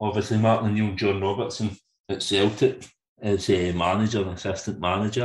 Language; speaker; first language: English; native; English